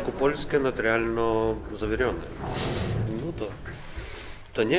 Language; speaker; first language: Polish; non-native, learner; Ukrainian